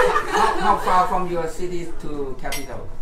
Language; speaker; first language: English; non-native, learner; Thai